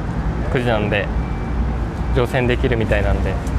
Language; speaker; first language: Japanese; native; Japanese